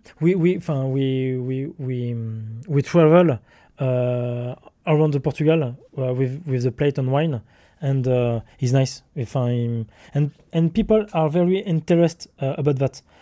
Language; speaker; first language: English; non-native, learner; French